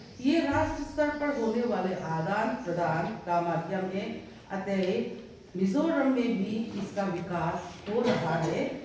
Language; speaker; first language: Hindi; non-native, local second language; Mizo